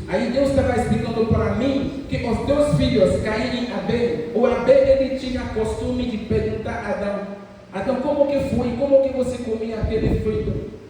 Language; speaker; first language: Portuguese; non-native, fluent; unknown